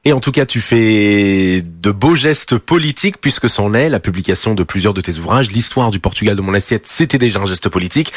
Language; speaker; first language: French; early bilingual, other home language; Portuguese